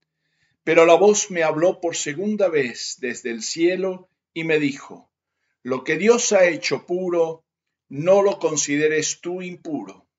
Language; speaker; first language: Spanish; native; Spanish